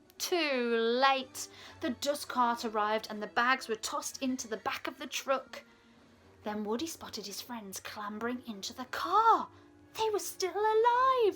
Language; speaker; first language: English; native; English